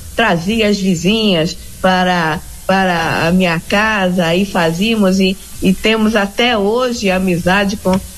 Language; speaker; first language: Portuguese; native; Portuguese